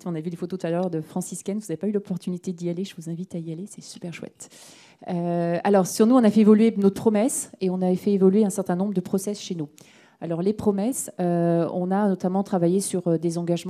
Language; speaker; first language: French; native; French